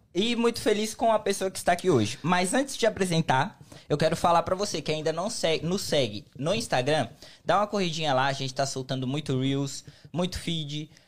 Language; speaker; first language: Portuguese; native; Portuguese